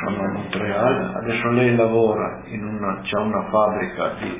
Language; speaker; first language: Italian; non-native, local second language; Slovenian